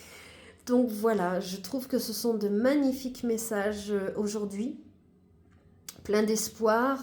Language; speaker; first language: French; native; French